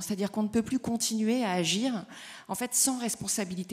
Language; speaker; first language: French; native; French